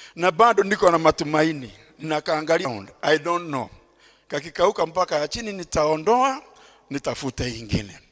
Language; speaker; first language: Swahili; non-native, local second language; Kikuyu